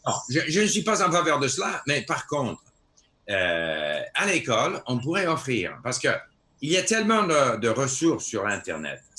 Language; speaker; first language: French; non-native, fluent; English